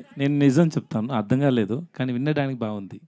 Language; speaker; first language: Telugu; non-native, learner; Tamil